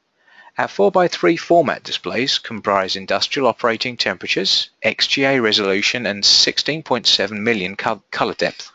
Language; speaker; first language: English; native; English